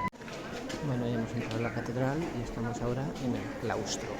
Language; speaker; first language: Spanish; native; Spanish